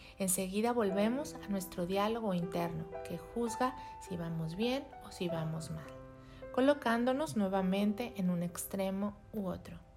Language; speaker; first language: Spanish; native; Spanish